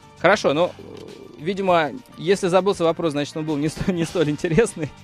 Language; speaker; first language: Russian; native; Russian